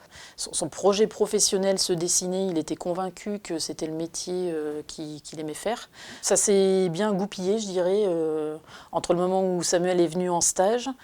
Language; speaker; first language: French; native; French